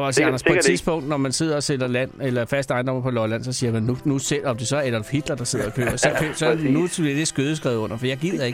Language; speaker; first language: Danish; native; Danish